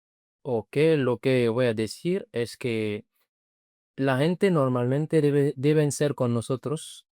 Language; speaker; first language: Spanish; non-native, learner; French